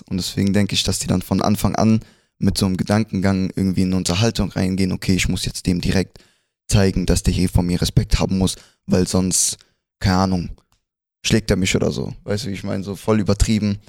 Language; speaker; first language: German; early bilingual, other home language; Spanish